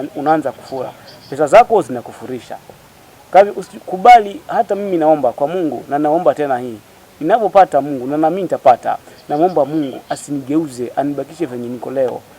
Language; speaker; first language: Swahili; non-native, local second language; Giryama